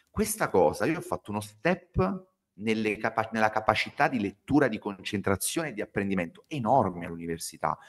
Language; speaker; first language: Italian; native; Italian